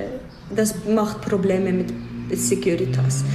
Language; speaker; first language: German; non-native, fluent; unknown